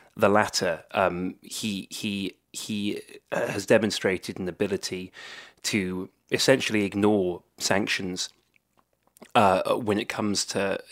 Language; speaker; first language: English; native; English